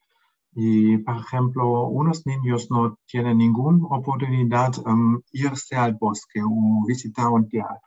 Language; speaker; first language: Spanish; non-native, fluent; German